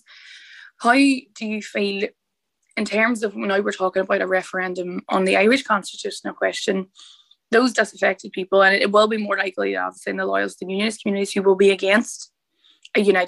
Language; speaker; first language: English; native; English